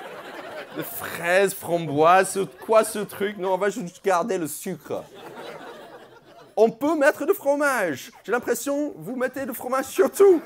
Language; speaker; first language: French; non-native, fluent; English